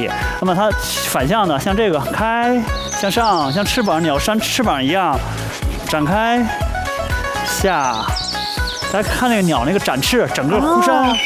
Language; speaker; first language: Chinese; native; Chinese